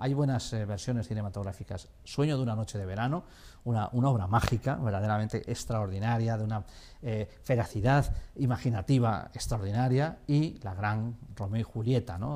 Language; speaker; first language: Spanish; native; Spanish